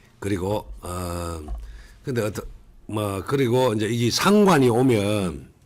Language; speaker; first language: Korean; native; Korean